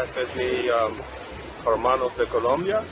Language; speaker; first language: Spanish; non-native, learner; English